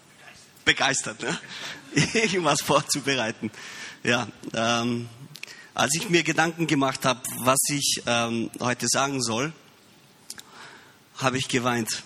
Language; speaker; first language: German; early bilingual, heritage; Romanian